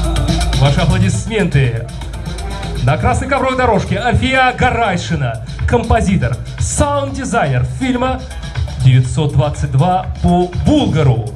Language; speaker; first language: Russian; native; Russian